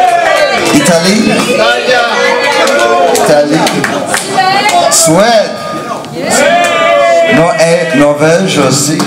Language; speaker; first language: French; non-native, learner; English